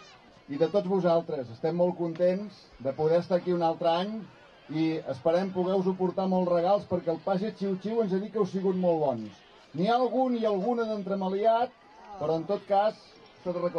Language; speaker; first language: Catalan; native; Catalan